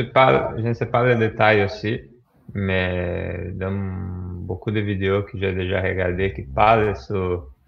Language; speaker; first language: French; non-native, fluent; Portuguese